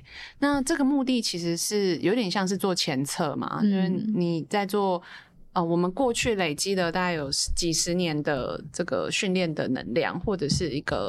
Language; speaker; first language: Chinese; native; Chinese